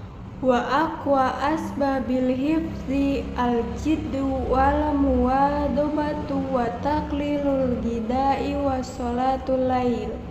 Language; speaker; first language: Arabic; non-native, learner; Indonesian